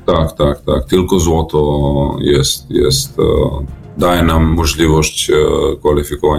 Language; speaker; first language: Polish; non-native, fluent; Serbian